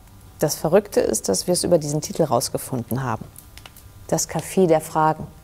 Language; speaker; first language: German; native; German